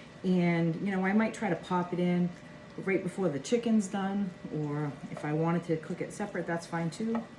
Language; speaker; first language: English; native; English